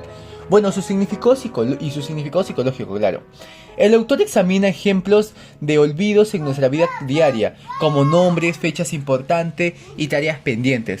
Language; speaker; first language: Spanish; native; Spanish